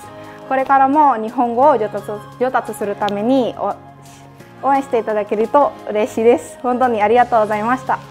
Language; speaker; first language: Japanese; non-native, fluent; Indonesian